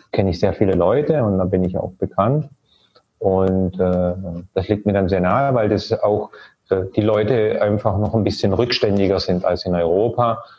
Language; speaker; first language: German; native; German